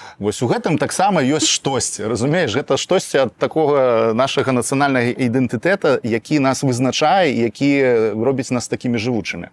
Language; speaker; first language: Belarusian; non-native, local second language; Russian